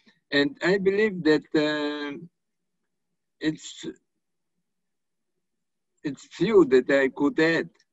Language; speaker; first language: English; non-native, fluent; Russian